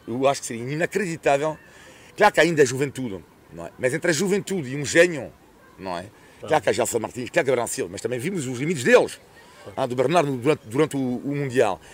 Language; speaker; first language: Portuguese; non-native, fluent; French